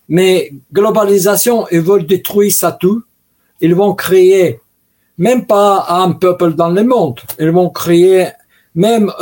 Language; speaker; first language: French; non-native, learner; Russian